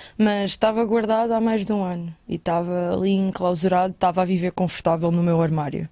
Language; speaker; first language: Portuguese; native; Portuguese